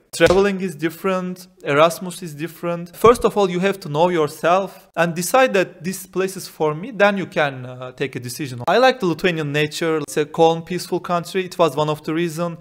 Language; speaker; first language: English; non-native, fluent; Turkish